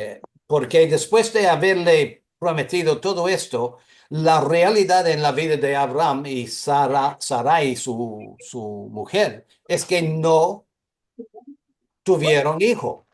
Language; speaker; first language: Spanish; non-native, fluent; English